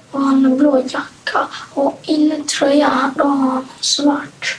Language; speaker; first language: Swedish; early bilingual, other home language; Vietnamese